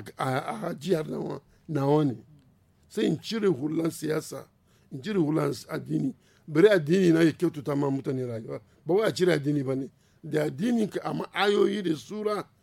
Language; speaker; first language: Hausa; non-native, local second language; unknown